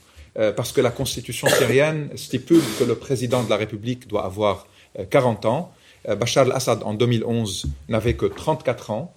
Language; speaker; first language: French; non-native, local second language; Arabic